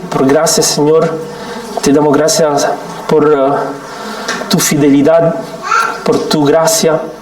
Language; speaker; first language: Spanish; non-native, fluent; Italian